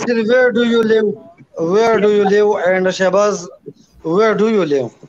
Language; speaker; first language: English; non-native, learner; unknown